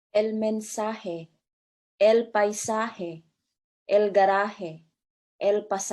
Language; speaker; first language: Spanish; non-native, learner; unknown